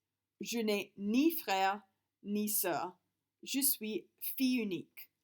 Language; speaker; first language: French; non-native, fluent; English